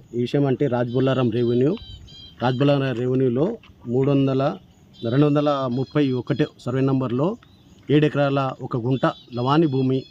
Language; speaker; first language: Telugu; non-native, local second language; Lambadi